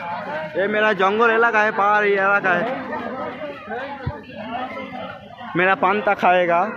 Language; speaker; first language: Hindi; non-native, learner; Bangla